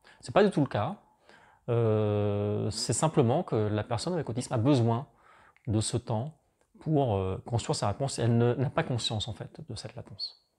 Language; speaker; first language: French; native; French